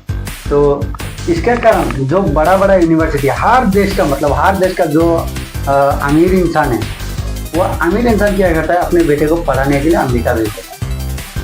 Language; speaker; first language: Hindi; non-native, local second language; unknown